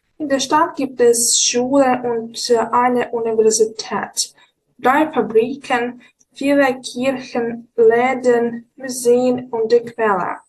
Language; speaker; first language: German; non-native, learner; Ukrainian